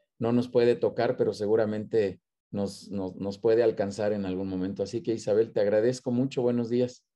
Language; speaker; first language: Spanish; native; Spanish